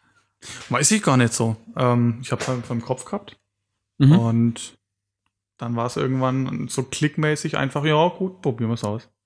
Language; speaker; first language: German; native; German